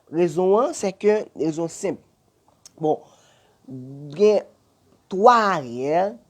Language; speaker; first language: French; non-native, learner; Haitian Creole